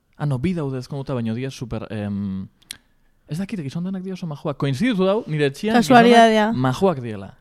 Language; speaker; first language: Basque; non-native, local second language; Spanish